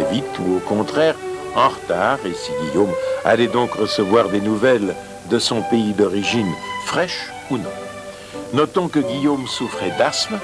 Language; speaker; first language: French; early bilingual, other home language; Russian